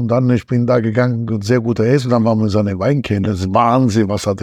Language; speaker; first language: German; non-native, learner; Italian